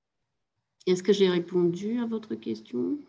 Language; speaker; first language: French; native; French